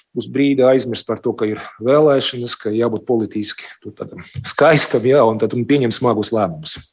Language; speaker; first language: Latvian; non-native, local second language; Russian